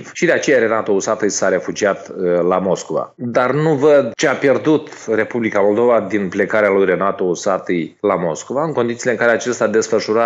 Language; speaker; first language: Romanian; native; Romanian